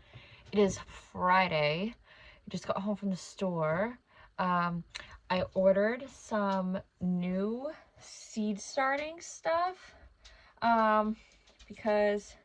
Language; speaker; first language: English; native; English